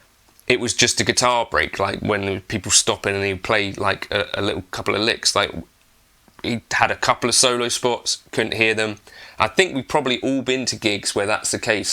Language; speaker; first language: English; native; English